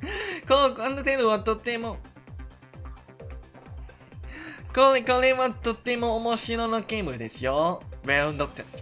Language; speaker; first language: Japanese; non-native, learner; Cantonese